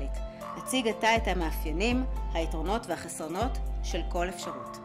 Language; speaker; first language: Hebrew; native; Hebrew